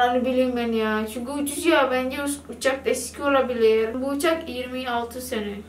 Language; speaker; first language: Turkish; non-native, learner; Indonesian